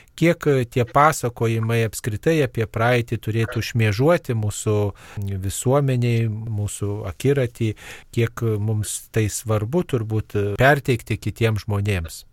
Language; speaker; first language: Lithuanian; native; Lithuanian